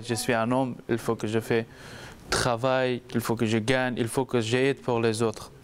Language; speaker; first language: French; non-native, learner; Persian